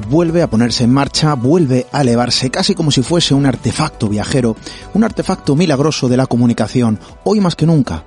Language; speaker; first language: Spanish; native; Spanish